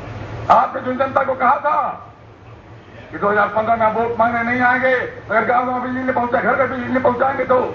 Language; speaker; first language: Hindi; native; Hindi